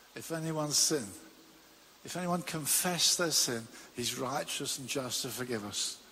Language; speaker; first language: English; native; English